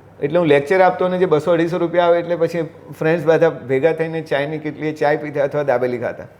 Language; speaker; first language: Gujarati; native; Gujarati